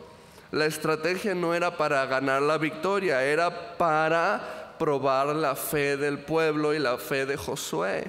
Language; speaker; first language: Spanish; native; Spanish